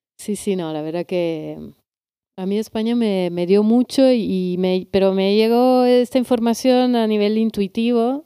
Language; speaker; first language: Spanish; non-native, fluent; Italian